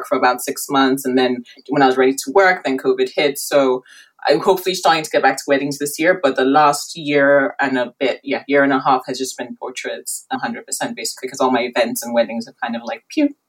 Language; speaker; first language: English; native; English